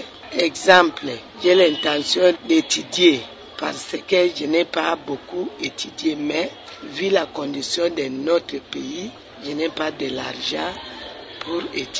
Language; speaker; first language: French; non-native, learner; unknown